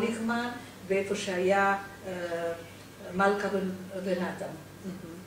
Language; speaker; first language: Hebrew; non-native, fluent; Romanian